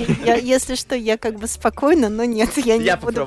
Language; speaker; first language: Russian; native; Russian